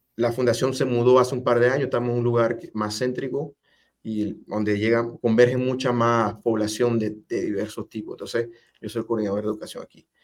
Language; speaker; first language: Spanish; native; Spanish